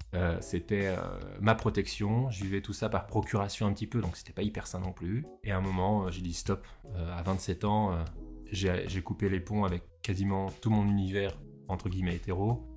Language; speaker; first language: French; native; French